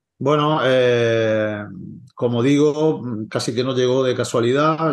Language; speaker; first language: Spanish; native; Spanish